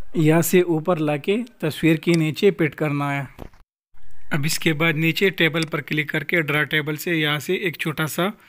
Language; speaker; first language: Urdu; non-native, local second language; Pashto